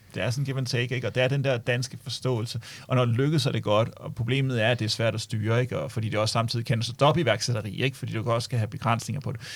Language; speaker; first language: Danish; native; Danish